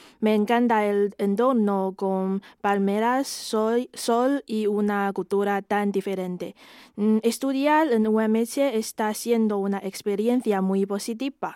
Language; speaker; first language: Spanish; non-native, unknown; Chinese